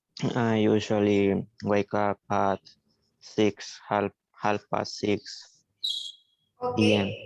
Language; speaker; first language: English; non-native, learner; Spanish